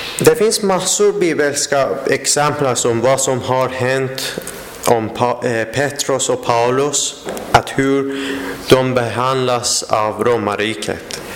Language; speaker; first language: Swedish; non-native, fluent; Persian